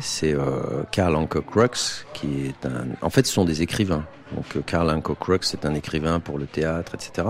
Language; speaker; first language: French; native; French